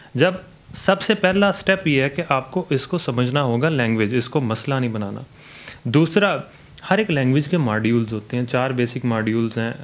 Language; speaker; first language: Urdu; non-native, local second language; Punjabi